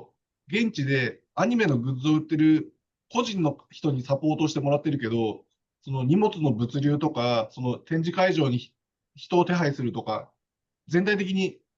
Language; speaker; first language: Japanese; native; Japanese